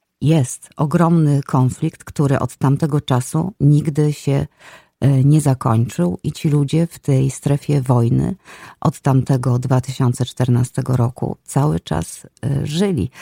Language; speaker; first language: Polish; native; Polish